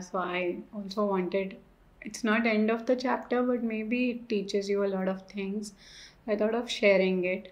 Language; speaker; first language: English; non-native, local second language; Hindi